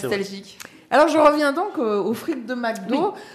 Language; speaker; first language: French; native; French